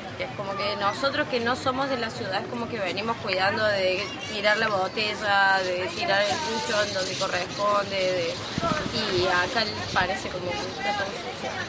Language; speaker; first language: Spanish; native; Spanish